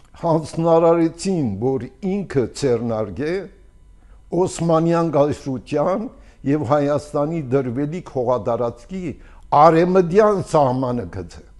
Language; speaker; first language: Armenian; early bilingual, heritage; Armenian